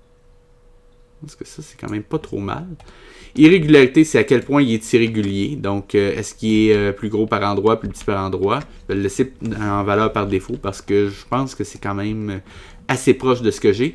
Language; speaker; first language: French; native; French